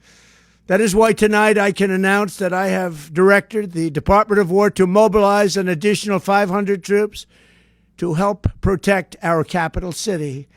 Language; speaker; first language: English; native; English